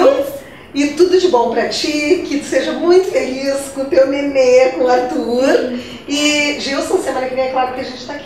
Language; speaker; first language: Portuguese; native; Portuguese